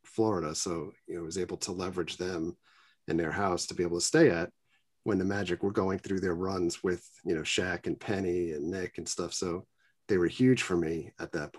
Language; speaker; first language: English; native; English